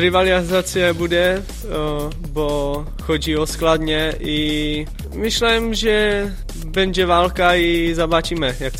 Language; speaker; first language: Polish; non-native, learner; Czech